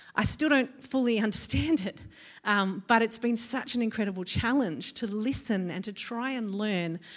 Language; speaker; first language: English; native; English